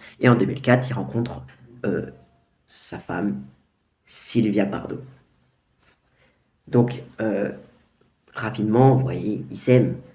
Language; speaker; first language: French; native; French